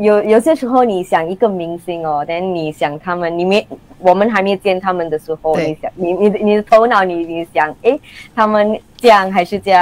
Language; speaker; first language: Chinese; non-native, local second language; English